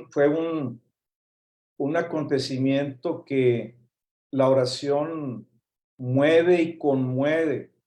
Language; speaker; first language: Spanish; native; Spanish